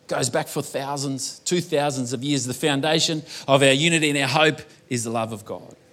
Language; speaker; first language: English; native; English